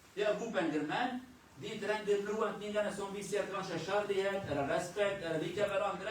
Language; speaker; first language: Swedish; non-native, learner; Kurdish